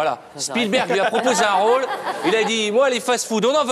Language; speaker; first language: French; native; French